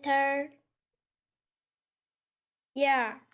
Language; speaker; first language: English; non-native, learner; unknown